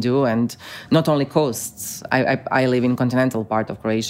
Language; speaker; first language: English; non-native, fluent; Croatian